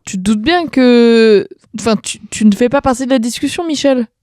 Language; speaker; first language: French; native; French